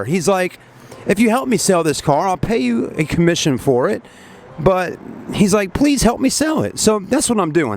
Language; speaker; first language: English; native; English